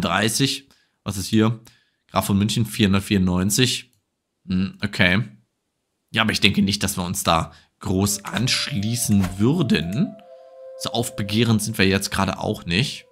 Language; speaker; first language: German; native; German